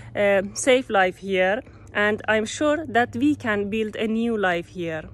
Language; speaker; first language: English; non-native, fluent; Persian